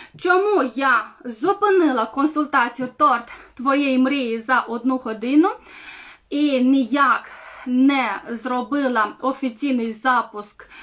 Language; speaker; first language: Ukrainian; non-native, local second language; Romanian